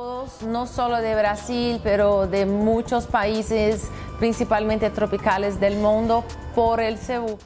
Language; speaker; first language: Spanish; non-native, fluent; Portuguese